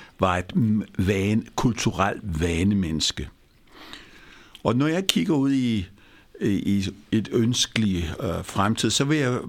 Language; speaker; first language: Danish; non-native, fluent; Hindi